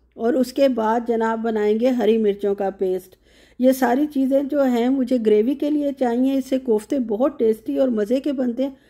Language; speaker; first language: Urdu; native; Urdu